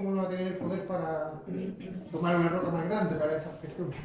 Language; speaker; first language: Spanish; native; Spanish